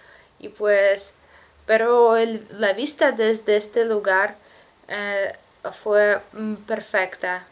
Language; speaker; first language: Spanish; non-native, learner; Russian